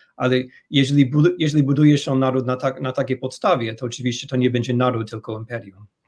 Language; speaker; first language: Polish; non-native, fluent; English